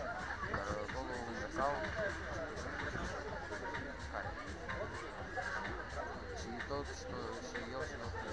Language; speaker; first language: Romanian; non-native, learner; Russian